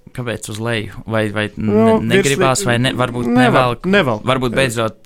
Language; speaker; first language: Latvian; native; Latvian